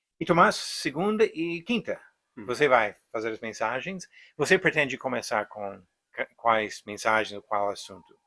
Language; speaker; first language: Portuguese; non-native, fluent; English